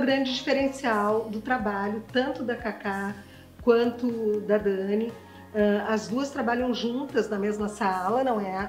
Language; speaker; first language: Portuguese; native; Portuguese